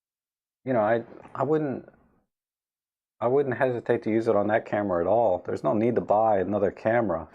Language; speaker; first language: English; native; English